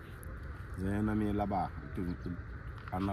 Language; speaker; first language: French; non-native, local second language; Wolof